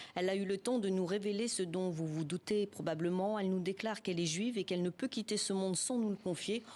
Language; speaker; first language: French; native; French